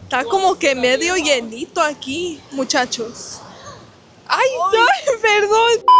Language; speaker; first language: Spanish; early bilingual, heritage; English